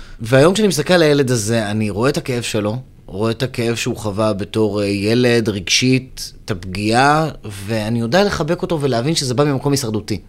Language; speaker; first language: Hebrew; native; Hebrew